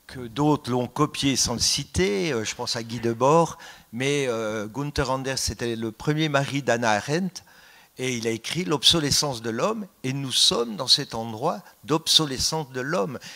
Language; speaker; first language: French; native; French